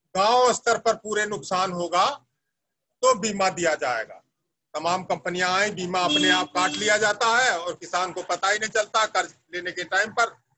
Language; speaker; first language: Hindi; native; Hindi